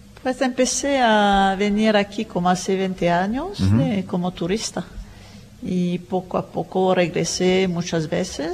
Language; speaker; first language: Spanish; non-native, fluent; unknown